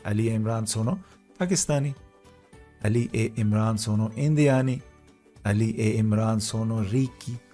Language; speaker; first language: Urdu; non-native, local second language; Punjabi